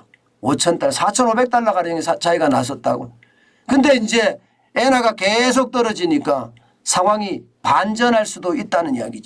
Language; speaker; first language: Korean; native; Korean